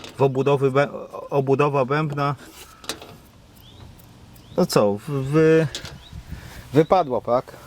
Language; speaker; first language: Polish; native; Polish